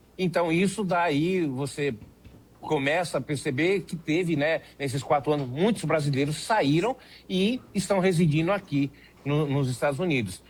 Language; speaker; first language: Portuguese; native; Portuguese